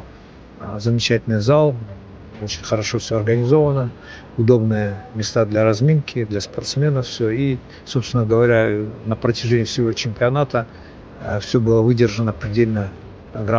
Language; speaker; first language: Russian; native; Russian